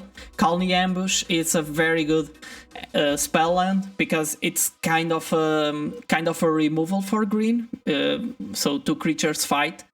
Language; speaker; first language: English; non-native, fluent; Portuguese